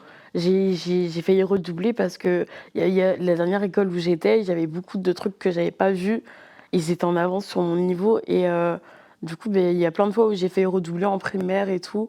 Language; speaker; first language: French; native; French